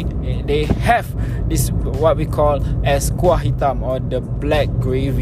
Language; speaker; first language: English; non-native, local second language; Malay